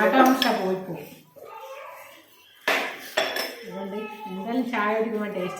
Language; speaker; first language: Malayalam; native; Malayalam